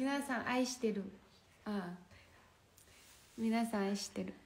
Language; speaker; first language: Japanese; non-native, learner; Chinese